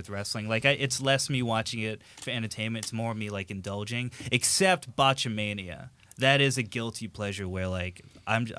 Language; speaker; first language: English; native; English